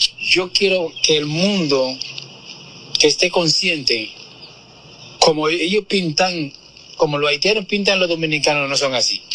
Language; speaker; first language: Spanish; non-native, fluent; Haitian Creole